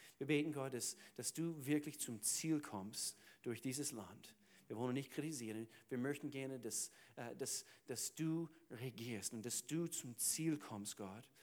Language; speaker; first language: German; non-native, fluent; English